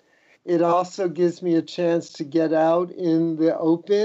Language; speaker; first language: English; native; English